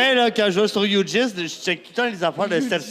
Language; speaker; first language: French; native; French